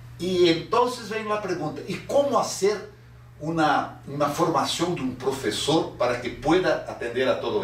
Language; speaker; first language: Spanish; non-native, fluent; Portuguese